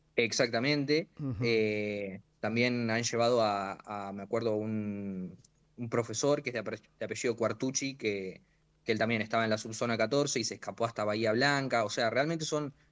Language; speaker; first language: Spanish; native; Spanish